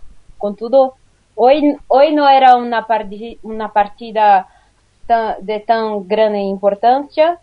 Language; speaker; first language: Spanish; non-native, learner; Portuguese